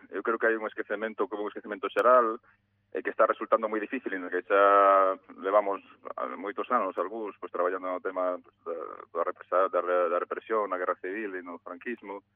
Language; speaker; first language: Galician; native; Galician